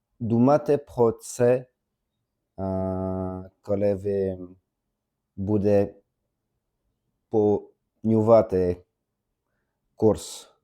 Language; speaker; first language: Ukrainian; non-native, learner; French